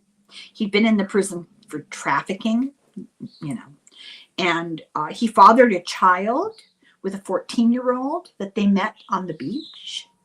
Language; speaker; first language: English; native; English